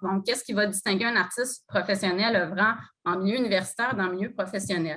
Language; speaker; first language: French; native; French